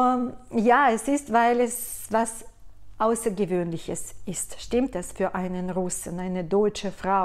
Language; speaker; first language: German; non-native, fluent; Russian